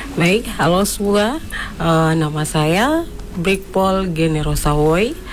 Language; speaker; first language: Indonesian; native; Indonesian